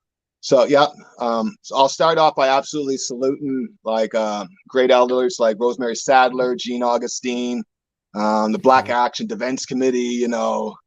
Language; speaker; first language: English; native; English